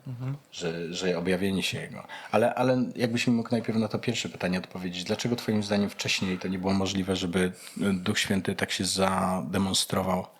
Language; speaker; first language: Polish; native; Polish